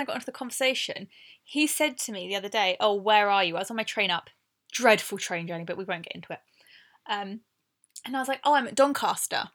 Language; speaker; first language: English; native; English